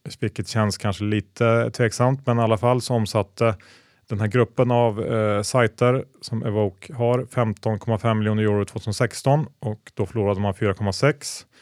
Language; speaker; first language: Swedish; native; Swedish